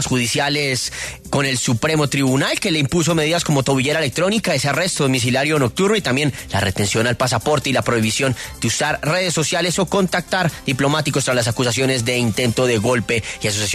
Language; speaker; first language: Spanish; native; Spanish